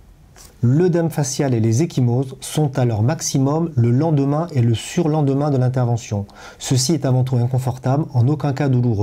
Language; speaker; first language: French; native; French